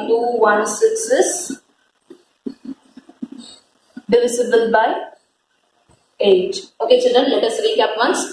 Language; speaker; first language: English; non-native, local second language; Tamil